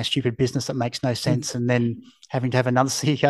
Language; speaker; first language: English; native; English